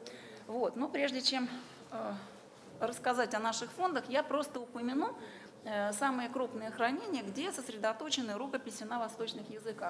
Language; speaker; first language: Russian; native; Russian